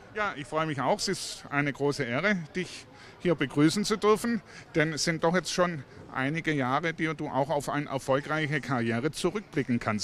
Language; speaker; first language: German; native; German